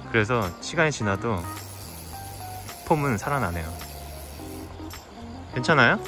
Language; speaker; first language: Korean; native; Korean